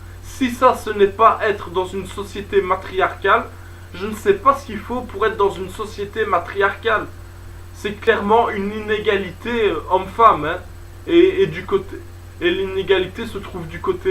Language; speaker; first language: French; native; French